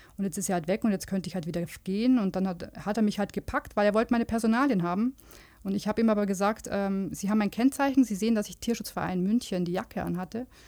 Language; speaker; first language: German; native; German